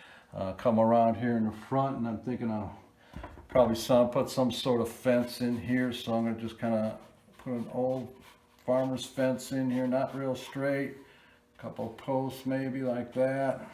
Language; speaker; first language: English; native; English